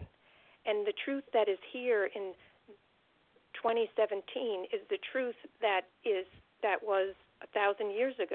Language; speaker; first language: English; native; English